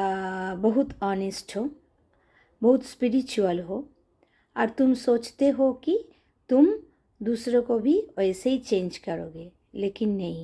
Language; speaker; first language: Hindi; non-native, local second language; Bangla